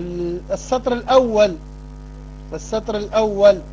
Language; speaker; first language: Arabic; non-native, fluent; French